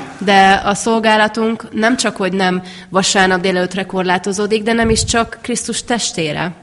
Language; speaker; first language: Hungarian; native; Hungarian